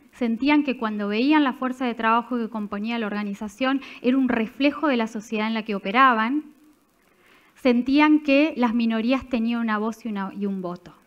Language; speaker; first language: Spanish; native; Spanish